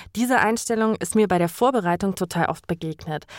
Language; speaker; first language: German; native; German